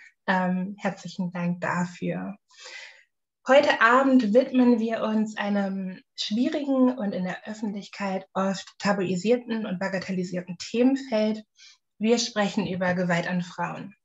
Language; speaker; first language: German; native; German